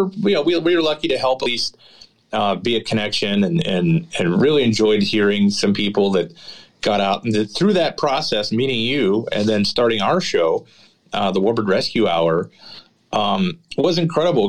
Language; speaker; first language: English; native; English